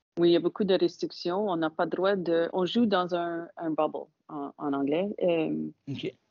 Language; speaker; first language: French; non-native, local second language; English